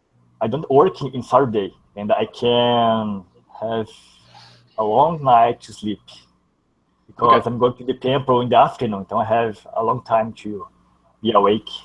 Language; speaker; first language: English; non-native, learner; Portuguese